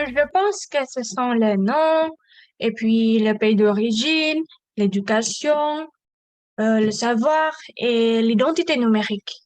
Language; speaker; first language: French; non-native, learner; Indonesian